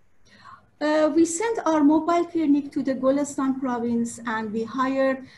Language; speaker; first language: English; non-native, fluent; Persian